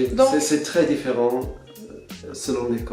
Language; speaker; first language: French; non-native, fluent; English